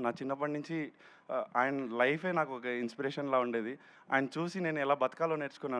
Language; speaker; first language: Telugu; native; Telugu